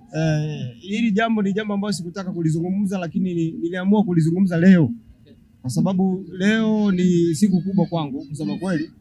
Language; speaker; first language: Swahili; native; Swahili